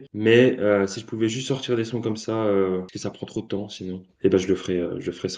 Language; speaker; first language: French; native; French